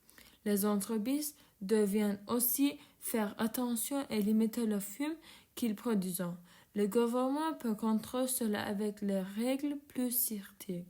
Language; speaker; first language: French; non-native, learner; Turkish